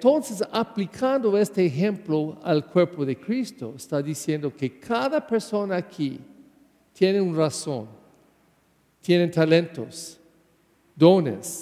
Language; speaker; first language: Spanish; non-native, learner; English